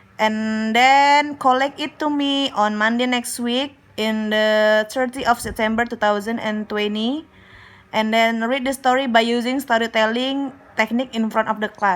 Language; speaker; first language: English; non-native, learner; Indonesian